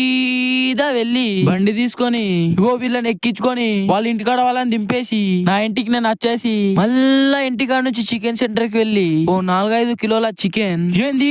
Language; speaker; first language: Telugu; native; Telugu